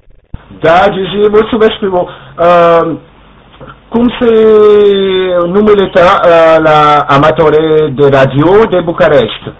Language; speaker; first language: Romanian; non-native, learner; French